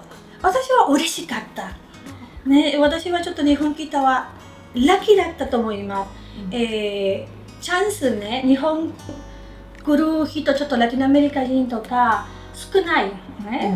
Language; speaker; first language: Japanese; non-native, learner; Spanish